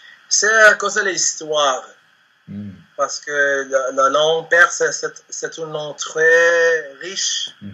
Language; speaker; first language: French; non-native, learner; Spanish